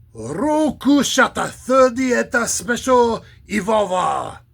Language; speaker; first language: Japanese; non-native, learner; English